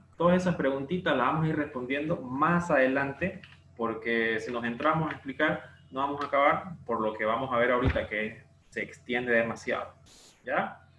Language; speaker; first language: Spanish; native; Spanish